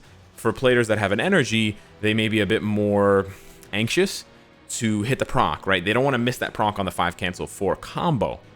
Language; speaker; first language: English; native; English